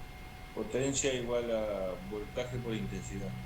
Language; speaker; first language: Spanish; native; Spanish